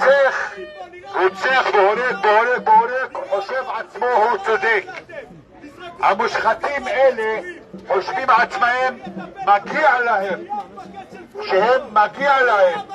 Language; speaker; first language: Hebrew; non-native, local second language; Arabic